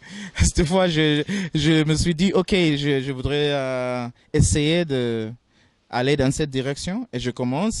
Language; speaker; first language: French; non-native, fluent; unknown